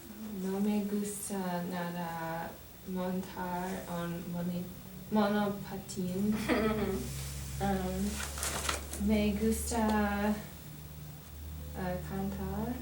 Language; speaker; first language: Spanish; non-native, learner; English